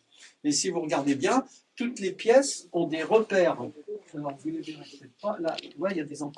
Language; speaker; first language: French; native; French